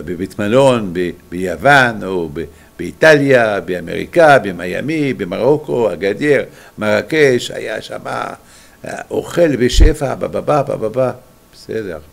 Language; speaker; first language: Hebrew; non-native, fluent; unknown